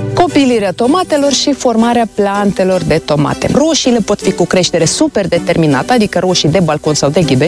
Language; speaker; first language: Romanian; native; Romanian